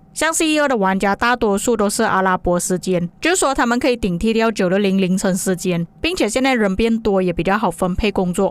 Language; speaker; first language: Chinese; native; Chinese